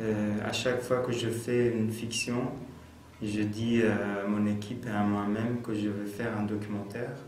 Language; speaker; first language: French; non-native, fluent; Persian